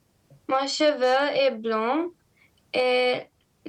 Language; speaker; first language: French; non-native, learner; Romanian